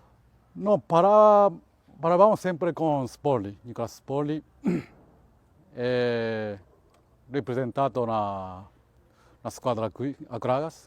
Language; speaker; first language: Italian; non-native, learner; Japanese